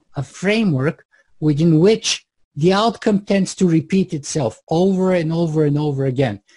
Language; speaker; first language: English; non-native, fluent; Bulgarian